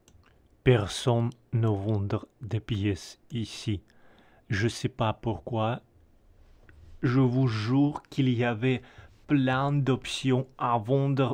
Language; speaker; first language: French; non-native, learner; Russian